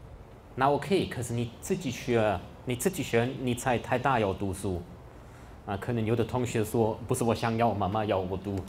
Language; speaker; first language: Chinese; non-native, fluent; German